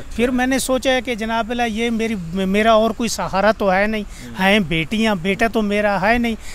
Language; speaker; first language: Urdu; non-native, fluent; Saraiki